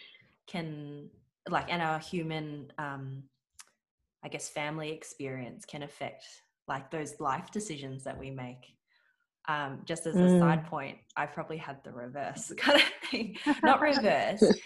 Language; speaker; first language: English; non-native, local second language; Cantonese